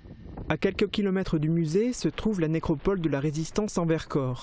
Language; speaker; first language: French; native; French